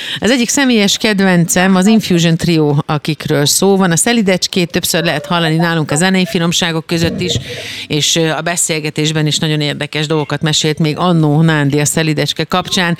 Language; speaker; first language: Hungarian; native; Hungarian